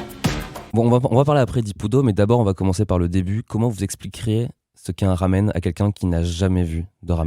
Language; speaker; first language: French; native; French